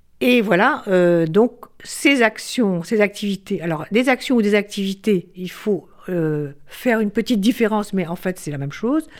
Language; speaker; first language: French; native; French